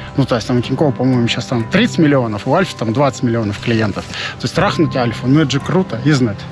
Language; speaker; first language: Russian; native; Russian